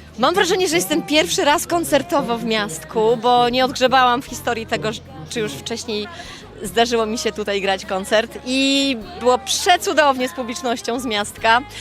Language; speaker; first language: Polish; non-native, local second language; Kashubian